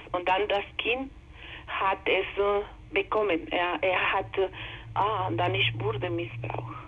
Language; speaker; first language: German; non-native, learner; Spanish